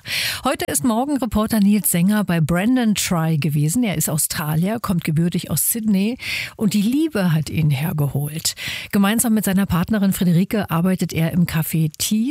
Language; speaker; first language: German; native; German